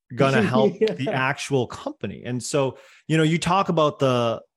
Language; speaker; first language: English; non-native, fluent; Cantonese